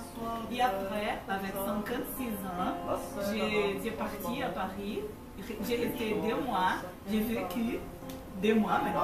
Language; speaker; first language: French; non-native, learner; Portuguese